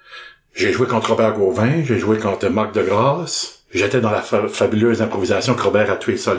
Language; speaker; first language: French; native; French